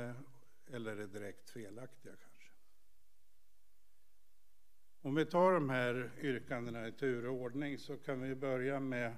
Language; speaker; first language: Swedish; native; Swedish